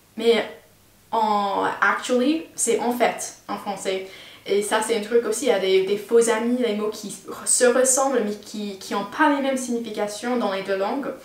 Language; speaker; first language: French; non-native, fluent; English